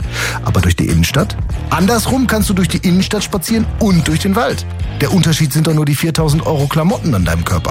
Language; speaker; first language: German; native; German